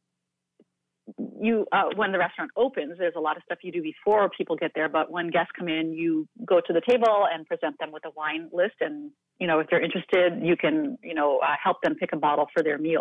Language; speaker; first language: English; native; English